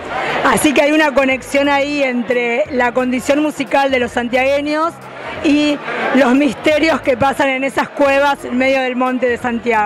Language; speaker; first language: Spanish; native; Spanish